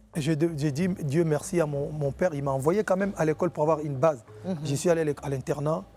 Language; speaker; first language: French; non-native, local second language; Lingala